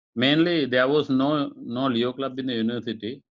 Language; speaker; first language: English; non-native, local second language; Sinhala